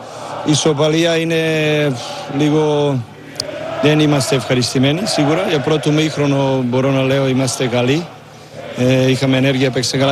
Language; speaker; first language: Greek; non-native, learner; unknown